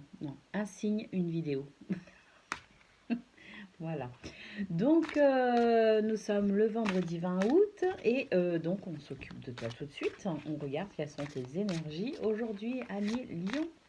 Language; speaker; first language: French; native; French